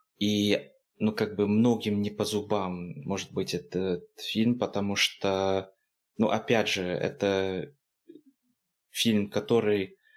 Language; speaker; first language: Russian; non-native, fluent; English